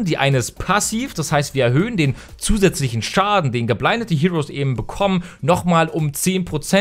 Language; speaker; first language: German; native; German